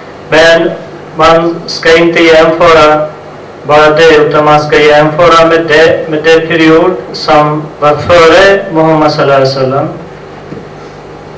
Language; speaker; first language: Swedish; non-native, fluent; Urdu